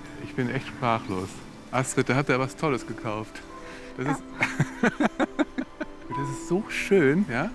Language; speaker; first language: German; native; German